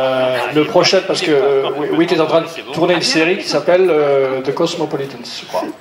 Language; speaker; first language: French; native; French